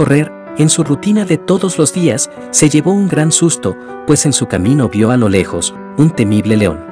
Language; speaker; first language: Spanish; native; Spanish